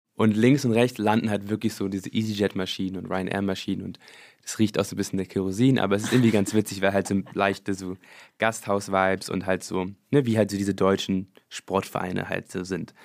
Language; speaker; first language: German; early bilingual, other home language; English